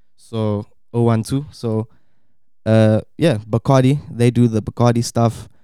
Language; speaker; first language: English; native; English